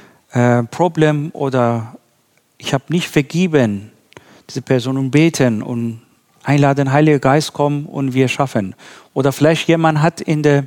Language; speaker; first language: German; non-native, learner; Persian